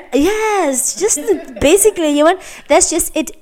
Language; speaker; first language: English; non-native, local second language; Xhosa